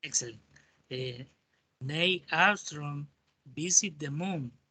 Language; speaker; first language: English; non-native, learner; Spanish